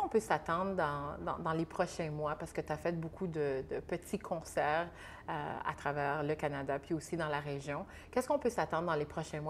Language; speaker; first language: French; native; French